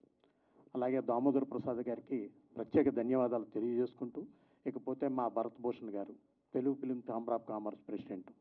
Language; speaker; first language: Telugu; native; Telugu